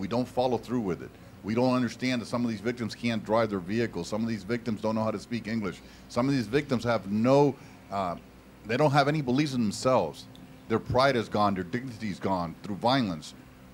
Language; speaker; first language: English; native; English